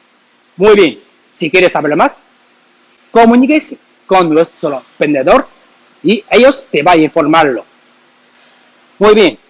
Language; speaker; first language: Spanish; non-native, learner; Chinese